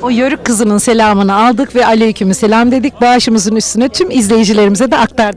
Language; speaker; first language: Turkish; native; Turkish